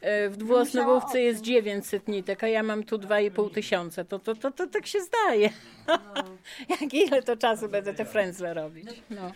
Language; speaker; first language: Polish; native; Polish